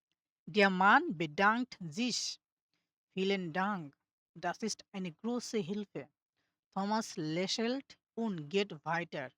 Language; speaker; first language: German; non-native, learner; Bangla